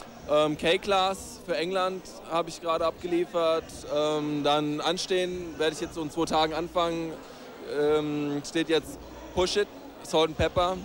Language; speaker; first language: German; native; German